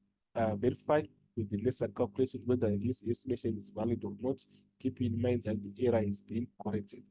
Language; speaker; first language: English; non-native, local second language; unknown